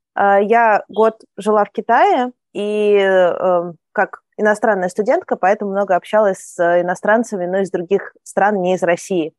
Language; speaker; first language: Russian; native; Russian